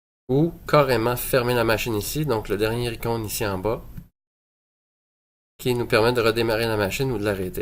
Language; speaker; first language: French; native; French